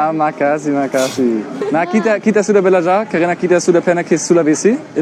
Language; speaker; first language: Indonesian; non-native, learner; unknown